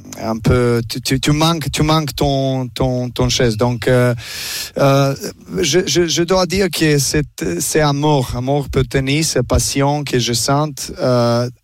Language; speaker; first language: French; non-native, learner; Serbian